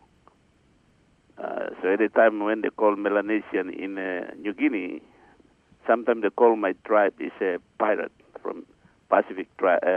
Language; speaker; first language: English; non-native, learner; Indonesian